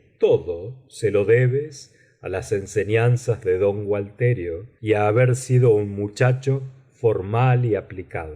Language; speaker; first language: Spanish; native; Spanish